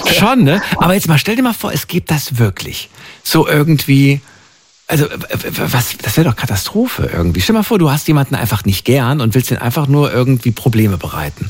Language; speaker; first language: German; native; German